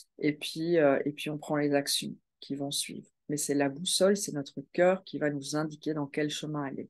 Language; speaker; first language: French; native; French